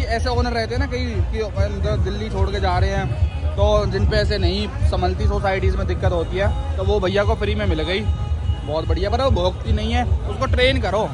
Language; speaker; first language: Hindi; native; Hindi